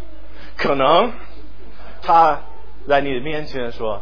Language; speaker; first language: Chinese; non-native, fluent; English